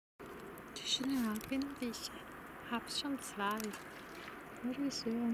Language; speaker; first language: German; non-native, learner; Swedish